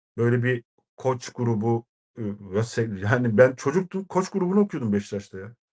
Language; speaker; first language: Turkish; native; Turkish